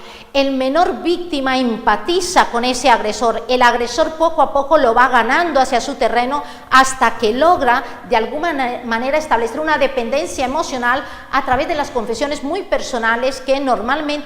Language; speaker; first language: Spanish; native; Spanish